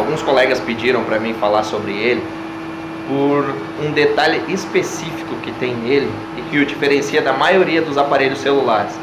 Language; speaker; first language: Portuguese; native; Portuguese